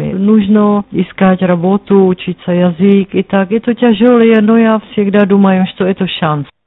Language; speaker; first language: Russian; non-native, learner; Czech